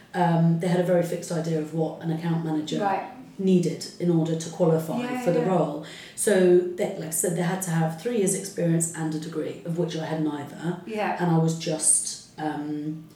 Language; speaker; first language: English; early bilingual, other home language; Arabic